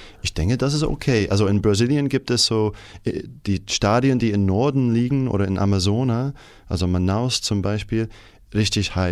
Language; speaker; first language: German; non-native, fluent; English